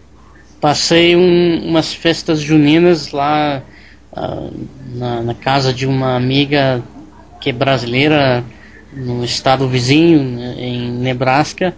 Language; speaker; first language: Portuguese; non-native, learner; English